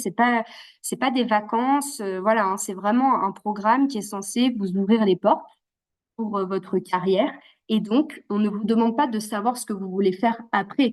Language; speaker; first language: French; native; French